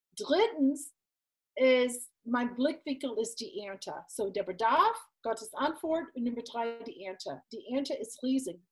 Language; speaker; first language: German; non-native, fluent; English